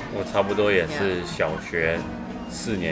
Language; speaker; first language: Chinese; early bilingual, heritage; English